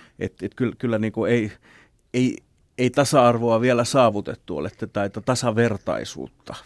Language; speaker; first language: Finnish; native; Finnish